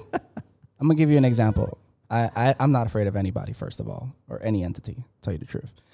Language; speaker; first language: English; early bilingual, other home language; Spanish